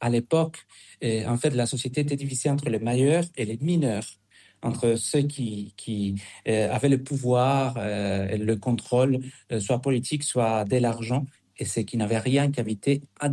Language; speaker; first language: French; non-native, fluent; Spanish